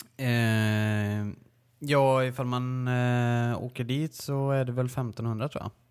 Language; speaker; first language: Swedish; native; Swedish